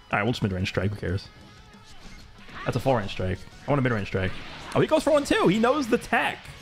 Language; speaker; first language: English; native; English